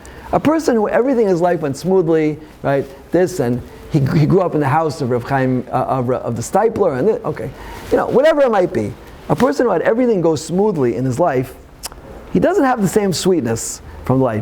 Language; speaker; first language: English; native; English